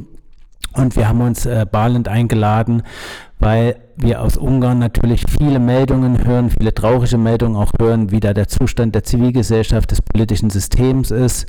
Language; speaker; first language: German; native; German